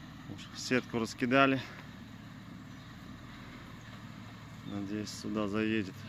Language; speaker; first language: Russian; native; Russian